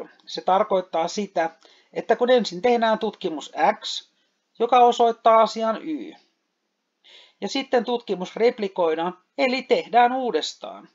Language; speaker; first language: Finnish; native; Finnish